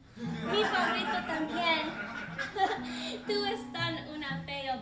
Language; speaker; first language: Spanish; non-native, learner; English